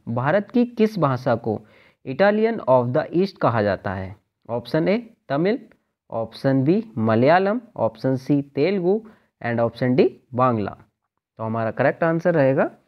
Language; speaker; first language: Hindi; native; Hindi